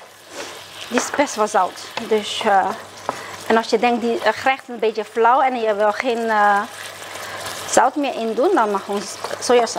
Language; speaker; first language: Dutch; non-native, fluent; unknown